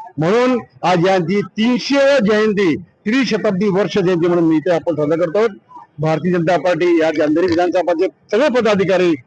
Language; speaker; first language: Marathi; non-native, local second language; Hindi